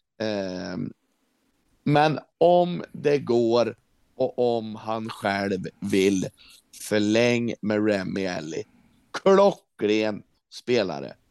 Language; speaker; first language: Swedish; native; Swedish